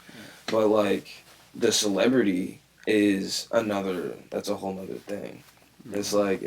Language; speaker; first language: English; native; English